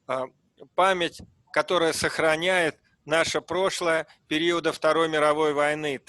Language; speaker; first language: Russian; native; Russian